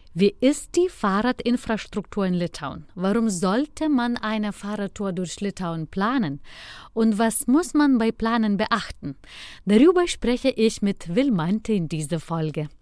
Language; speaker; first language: German; non-native, fluent; Lithuanian